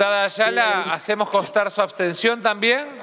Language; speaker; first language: Spanish; native; Spanish